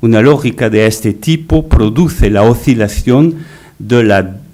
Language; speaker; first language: Spanish; non-native, fluent; French